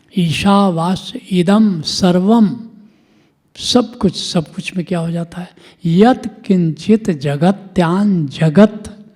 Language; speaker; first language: Hindi; non-native, local second language; Bhojpuri